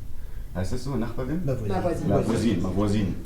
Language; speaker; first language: French; non-native, learner; German